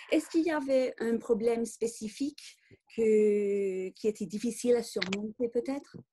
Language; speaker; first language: French; non-native, fluent; English